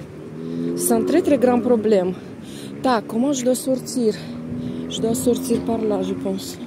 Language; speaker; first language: French; non-native, fluent; Russian